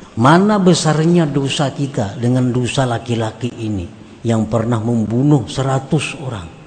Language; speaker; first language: Indonesian; non-native, local second language; Banjar